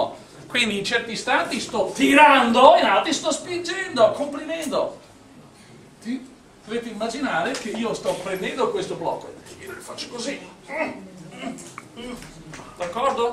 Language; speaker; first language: Italian; native; Italian